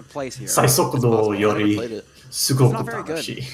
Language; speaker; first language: Japanese; non-native, learner; English